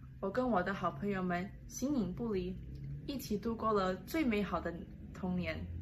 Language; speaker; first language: Chinese; non-native, local second language; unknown